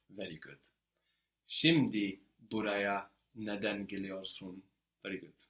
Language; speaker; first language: Turkish; non-native, fluent; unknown